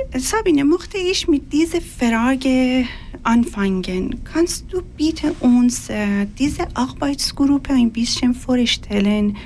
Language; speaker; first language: German; non-native, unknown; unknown